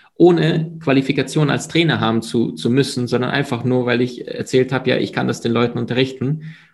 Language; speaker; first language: German; early bilingual, other home language; Russian